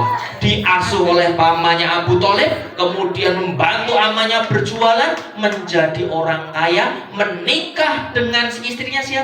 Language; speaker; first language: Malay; non-native, local second language; Javanese